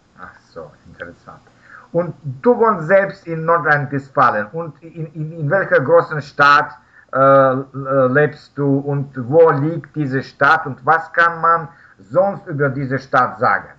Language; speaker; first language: German; non-native, learner; Russian